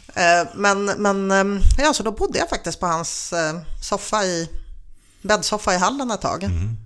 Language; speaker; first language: Swedish; early bilingual, other home language; Polish